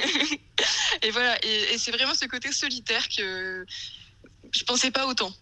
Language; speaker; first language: French; native; French